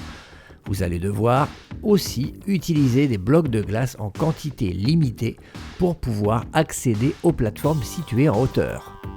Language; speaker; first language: French; native; French